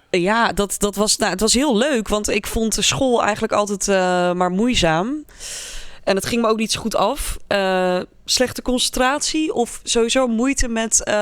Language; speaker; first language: Dutch; native; Dutch